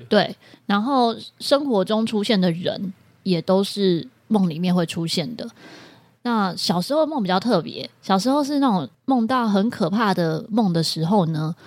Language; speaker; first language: Chinese; native; Chinese